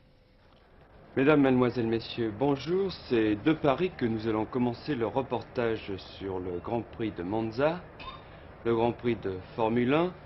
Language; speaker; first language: French; native; French